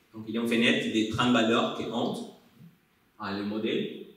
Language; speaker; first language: French; non-native, fluent; Spanish